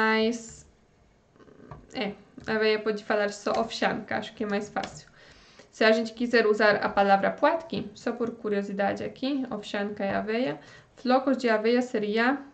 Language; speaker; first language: Portuguese; non-native, fluent; Polish